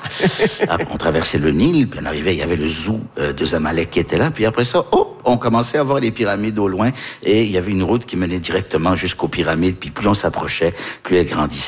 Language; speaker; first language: French; early bilingual, other home language; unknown